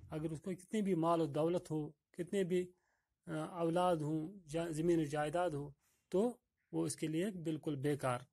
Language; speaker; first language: Urdu; non-native, local second language; Kashmiri